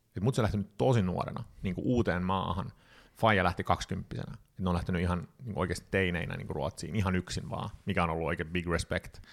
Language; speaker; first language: Finnish; early bilingual, heritage; Finnish